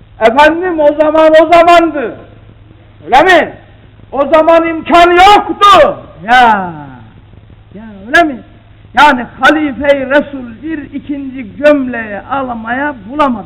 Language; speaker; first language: Turkish; native; Turkish